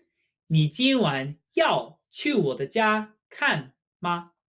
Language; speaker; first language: Chinese; non-native, fluent; English